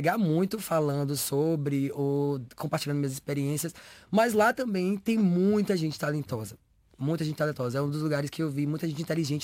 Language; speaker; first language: Portuguese; native; Portuguese